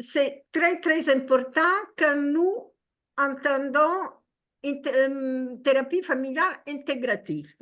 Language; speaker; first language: French; non-native, fluent; Italian